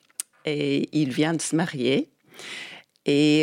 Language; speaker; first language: French; non-native, fluent; English